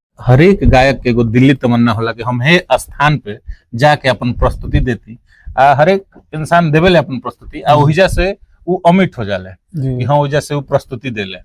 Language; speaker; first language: Bhojpuri; native; Bhojpuri